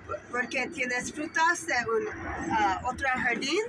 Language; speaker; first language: Spanish; non-native, learner; English